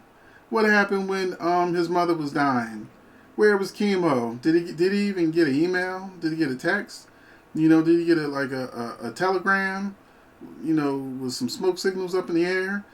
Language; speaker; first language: English; native; English